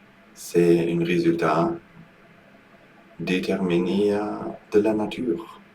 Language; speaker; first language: French; non-native, learner; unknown